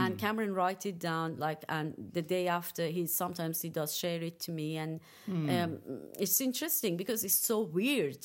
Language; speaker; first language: English; non-native, fluent; Persian